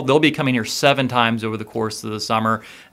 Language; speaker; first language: English; native; English